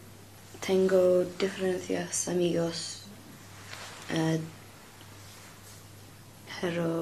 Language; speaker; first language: Spanish; non-native, learner; English